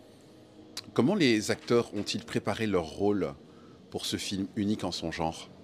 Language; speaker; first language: French; native; French